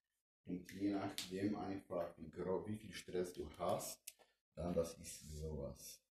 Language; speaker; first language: German; non-native, fluent; Polish